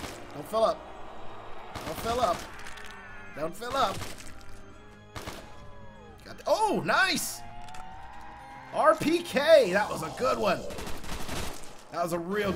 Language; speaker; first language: English; native; English